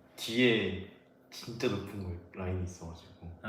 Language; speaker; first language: Korean; native; Korean